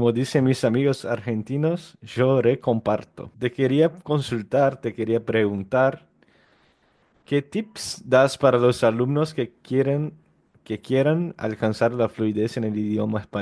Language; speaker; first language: Spanish; non-native, fluent; Portuguese